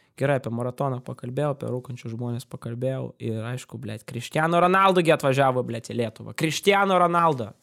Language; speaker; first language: Lithuanian; non-native, local second language; Russian